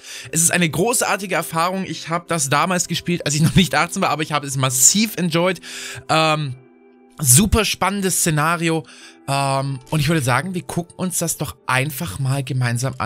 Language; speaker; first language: German; native; German